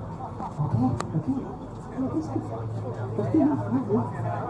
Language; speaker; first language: German; non-native, learner; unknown